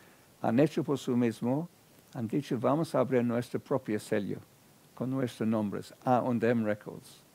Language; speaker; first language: Spanish; non-native, fluent; English